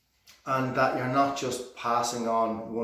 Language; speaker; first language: English; native; English